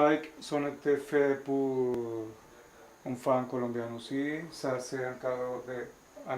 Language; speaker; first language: French; non-native, learner; Spanish